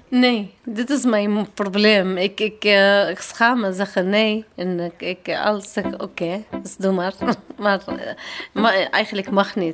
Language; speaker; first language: Dutch; non-native, learner; Arabic